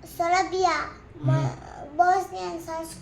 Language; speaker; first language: English; non-native, learner; Gujarati